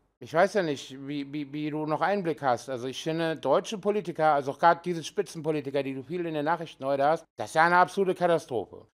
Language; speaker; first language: German; early bilingual, other home language; Serbian